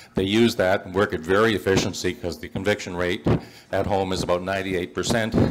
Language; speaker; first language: English; native; English